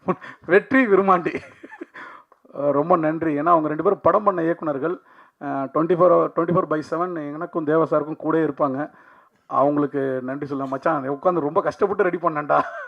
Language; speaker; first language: Tamil; native; Tamil